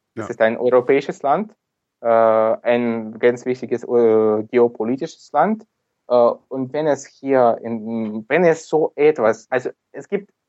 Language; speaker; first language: German; non-native, fluent; Ukrainian